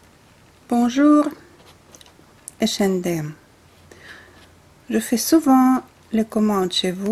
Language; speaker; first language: French; non-native, fluent; Russian